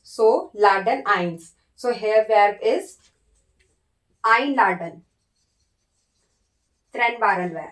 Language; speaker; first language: German; non-native, learner; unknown